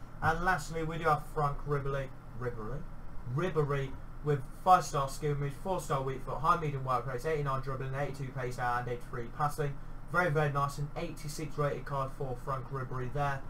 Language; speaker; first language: English; native; English